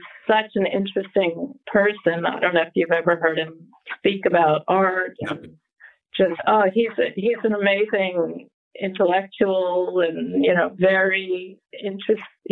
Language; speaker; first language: English; native; English